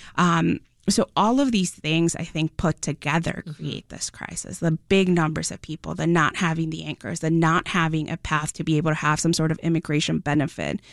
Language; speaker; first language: English; non-native, fluent; Spanish